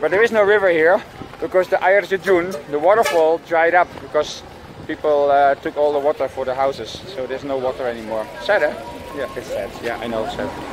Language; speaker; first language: English; non-native, fluent; Dutch